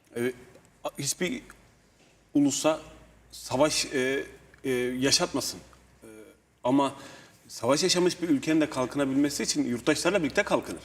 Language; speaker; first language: Turkish; native; Turkish